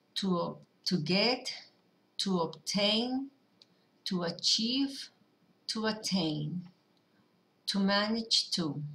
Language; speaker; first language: English; early bilingual, other home language; Spanish